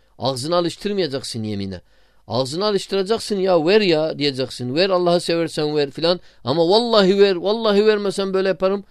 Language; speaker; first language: Turkish; non-native, fluent; Arabic